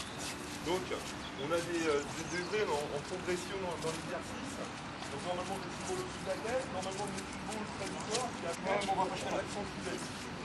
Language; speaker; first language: French; native; French